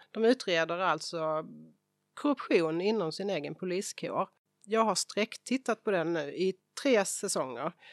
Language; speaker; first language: Swedish; native; Swedish